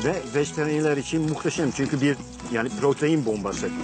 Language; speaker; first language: Turkish; non-native, learner; Dutch